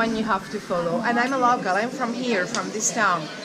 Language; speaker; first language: English; non-native, fluent; Spanish